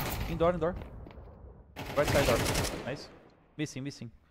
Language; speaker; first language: English; non-native, fluent; Portuguese